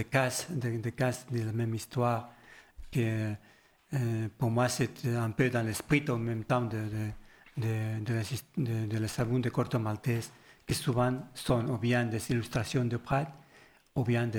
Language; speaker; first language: French; non-native, learner; Spanish